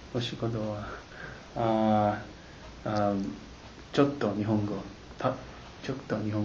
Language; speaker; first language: Japanese; non-native, learner; Chinese